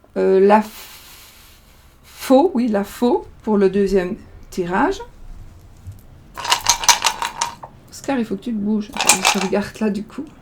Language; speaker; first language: French; native; French